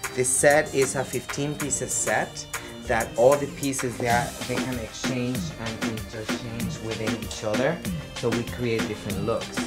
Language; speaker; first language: English; non-native, fluent; Spanish